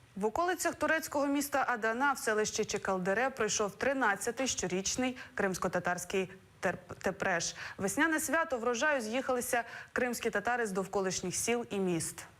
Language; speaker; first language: Ukrainian; native; Ukrainian